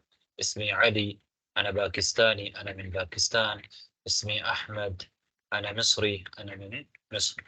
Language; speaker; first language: Arabic; non-native, fluent; Tamil